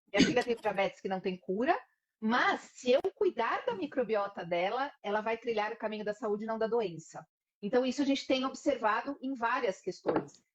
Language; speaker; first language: Portuguese; native; Portuguese